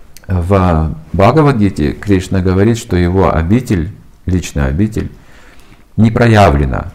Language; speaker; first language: Russian; native; Russian